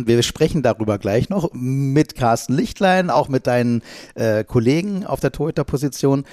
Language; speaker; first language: German; native; German